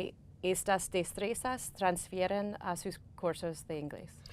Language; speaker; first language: Spanish; non-native, fluent; English